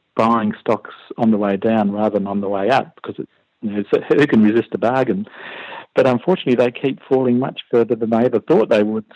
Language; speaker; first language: English; native; English